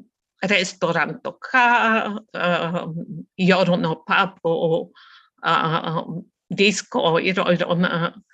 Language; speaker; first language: Japanese; non-native, learner; Bulgarian